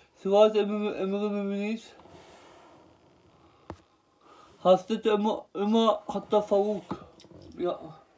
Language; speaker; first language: German; non-native, learner; Turkish